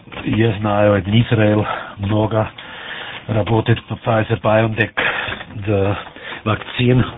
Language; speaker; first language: Russian; non-native, learner; German